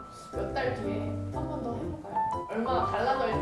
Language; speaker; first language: Korean; native; Korean